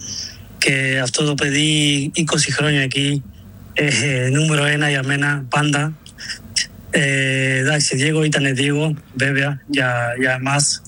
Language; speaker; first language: Greek; non-native, learner; Spanish